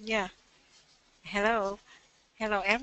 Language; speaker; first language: English; non-native, learner; Vietnamese